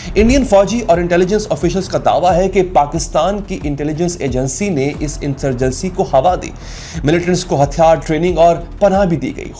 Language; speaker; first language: Urdu; native; Urdu